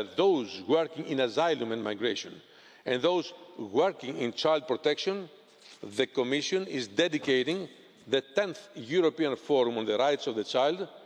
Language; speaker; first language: English; non-native, fluent; Greek